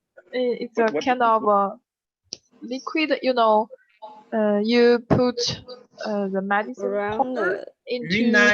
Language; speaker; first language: English; non-native, learner; Chinese